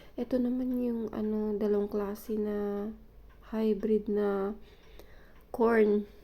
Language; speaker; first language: Filipino; non-native, local second language; Cebuano